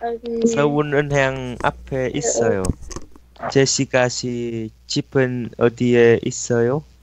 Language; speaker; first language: Korean; non-native, learner; Vietnamese